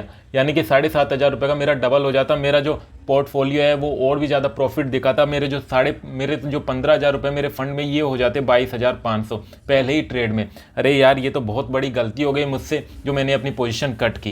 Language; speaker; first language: Hindi; native; Hindi